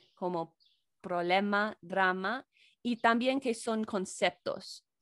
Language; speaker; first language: Spanish; non-native, fluent; English